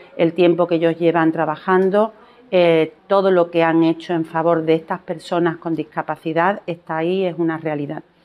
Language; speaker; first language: Spanish; native; Spanish